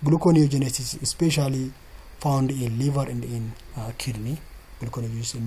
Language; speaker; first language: English; non-native, local second language; Amharic